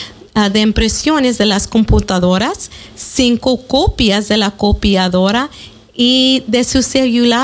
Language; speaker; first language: Spanish; early bilingual, heritage; Spanish